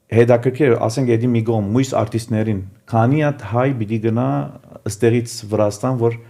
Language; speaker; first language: Armenian; early bilingual, heritage; Armenian